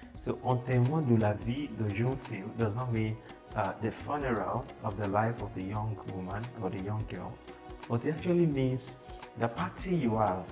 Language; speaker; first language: English; non-native, local second language; Yoruba